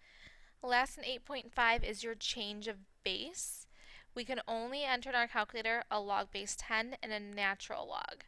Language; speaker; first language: English; native; English